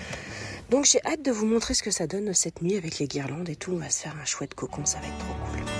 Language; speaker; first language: French; native; French